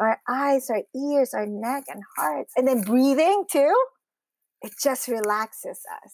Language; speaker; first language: English; non-native, local second language; Filipino